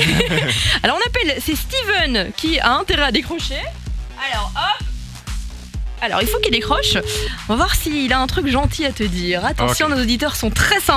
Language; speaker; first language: French; native; French